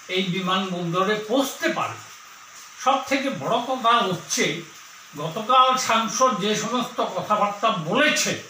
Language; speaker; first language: Bangla; native; Bangla